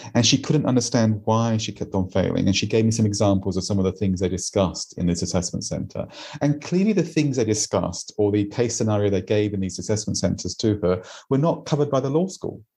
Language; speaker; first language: English; native; English